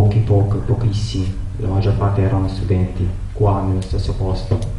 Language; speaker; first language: Italian; non-native, learner; Arabic